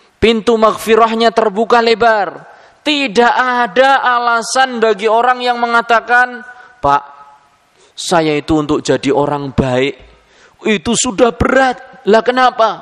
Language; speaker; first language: Indonesian; native; Indonesian